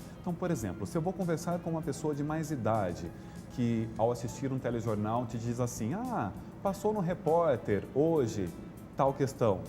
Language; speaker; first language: Portuguese; native; Portuguese